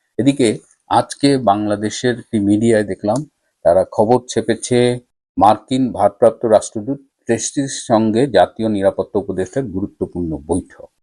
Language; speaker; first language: Bangla; native; Bangla